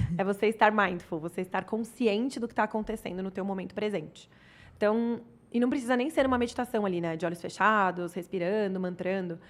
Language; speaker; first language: Portuguese; native; Portuguese